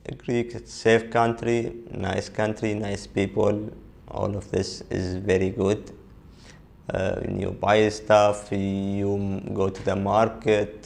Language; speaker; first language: English; non-native, learner; Arabic